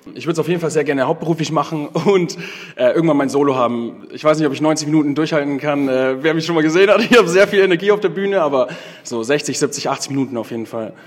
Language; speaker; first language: German; native; German